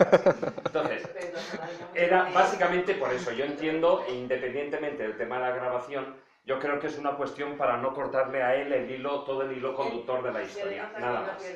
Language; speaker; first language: Spanish; native; Spanish